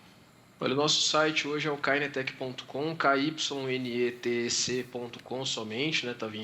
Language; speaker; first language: Portuguese; native; Portuguese